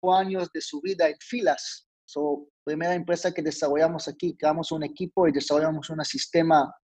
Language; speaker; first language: Spanish; non-native, fluent; Hebrew